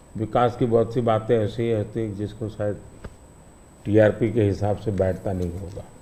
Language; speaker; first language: Hindi; non-native, local second language; Gujarati